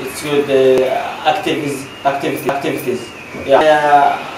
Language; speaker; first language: English; non-native, learner; Arabic